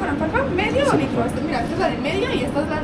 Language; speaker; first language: Spanish; native; Spanish